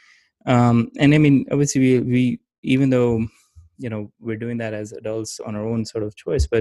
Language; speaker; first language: English; non-native, local second language; Urdu